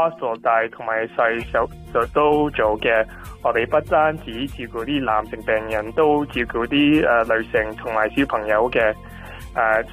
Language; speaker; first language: Cantonese; non-native, fluent; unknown